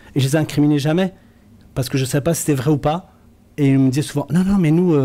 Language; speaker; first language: French; early bilingual, other home language; Arabic